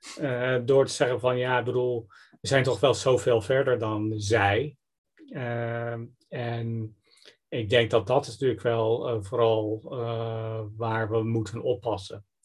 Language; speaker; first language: Dutch; non-native, fluent; English